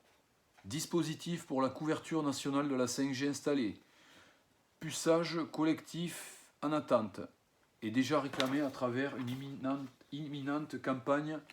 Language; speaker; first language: French; native; French